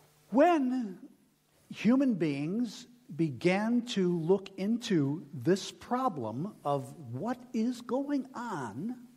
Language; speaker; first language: English; native; English